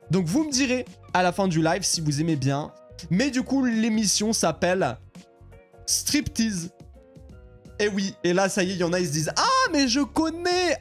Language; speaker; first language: French; native; French